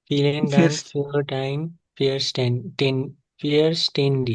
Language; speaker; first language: German; non-native, learner; Nepali